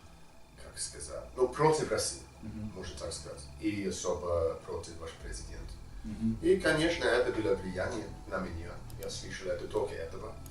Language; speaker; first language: Russian; non-native, learner; English